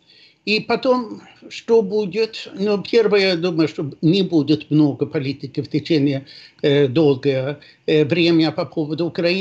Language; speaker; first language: Russian; non-native, fluent; Swedish